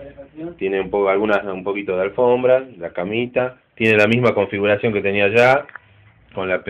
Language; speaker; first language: Spanish; native; Spanish